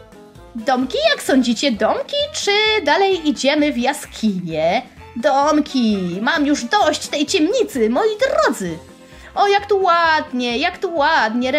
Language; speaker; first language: Polish; native; Polish